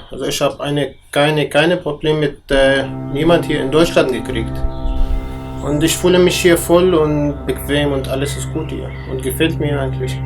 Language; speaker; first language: German; non-native, learner; Arabic